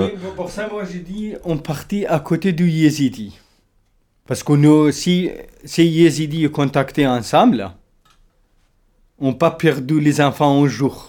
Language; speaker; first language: French; non-native, learner; Kurdish